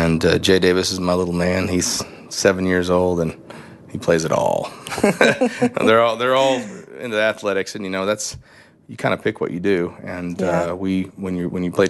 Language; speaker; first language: English; native; English